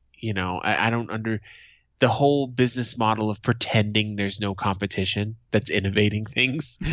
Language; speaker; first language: English; native; English